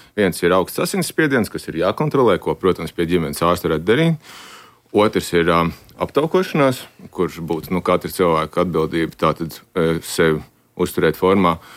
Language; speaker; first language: Latvian; native; Latvian